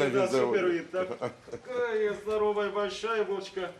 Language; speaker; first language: Russian; non-native, learner; Korean